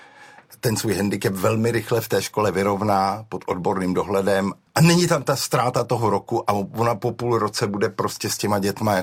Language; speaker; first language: Czech; native; Czech